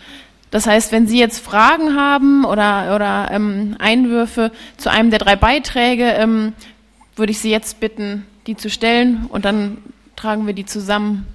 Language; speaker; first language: German; native; German